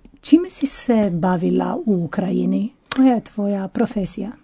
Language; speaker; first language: Croatian; native; Croatian